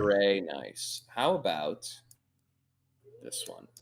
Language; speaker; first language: English; native; English